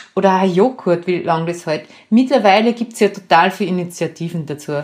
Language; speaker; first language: German; native; German